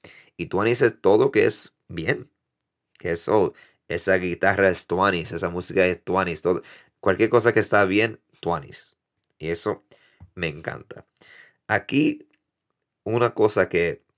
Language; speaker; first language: Spanish; early bilingual, heritage; Spanish